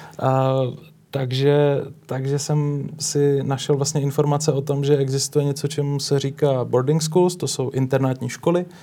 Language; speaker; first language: Czech; native; Czech